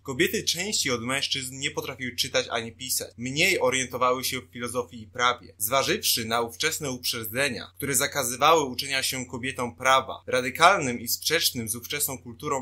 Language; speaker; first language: Polish; native; Polish